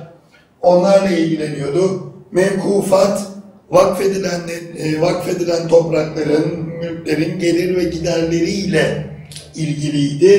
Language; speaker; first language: Turkish; native; Turkish